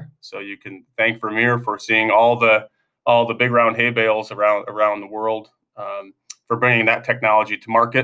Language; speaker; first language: English; native; English